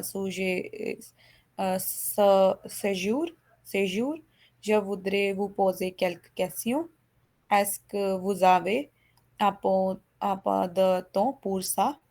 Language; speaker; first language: French; non-native, learner; Hindi